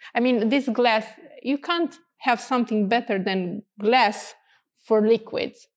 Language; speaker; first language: English; non-native, fluent; Romanian